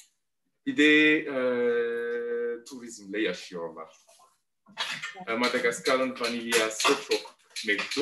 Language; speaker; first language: Turkish; non-native, fluent; Malagasy